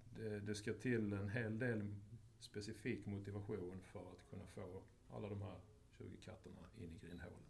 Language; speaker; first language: Swedish; native; Swedish